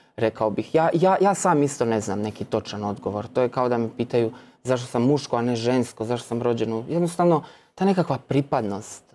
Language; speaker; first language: Croatian; native; Croatian